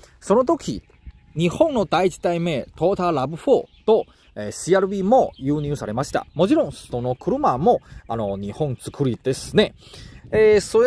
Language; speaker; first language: Japanese; non-native, learner; Chinese